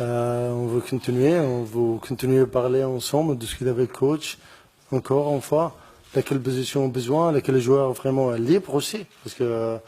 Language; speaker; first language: French; non-native, learner; Arabic